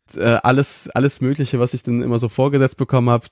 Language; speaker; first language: German; native; German